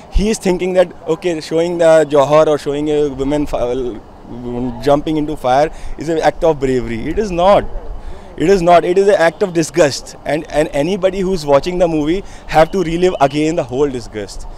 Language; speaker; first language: English; non-native, local second language; Hindi